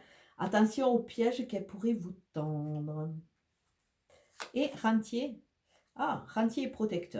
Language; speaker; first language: French; native; French